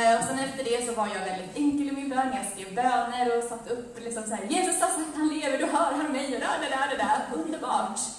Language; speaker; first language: Swedish; early bilingual, other home language; Amharic